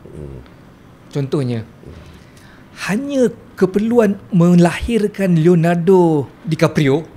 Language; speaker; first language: Malay; native; Malay